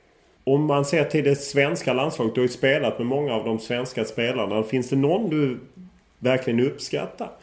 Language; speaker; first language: Swedish; native; Swedish